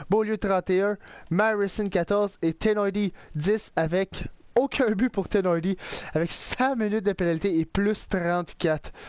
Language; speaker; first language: French; native; French